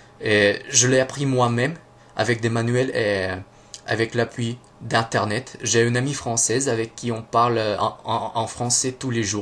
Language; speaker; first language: French; non-native, fluent; Russian